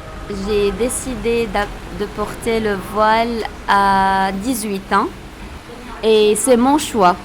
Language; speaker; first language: French; non-native, local second language; Arabic